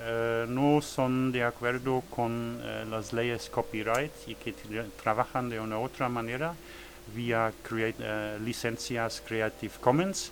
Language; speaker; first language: Spanish; non-native, learner; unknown